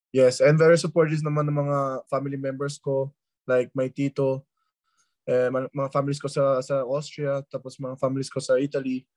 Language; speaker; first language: Filipino; early bilingual, other home language; German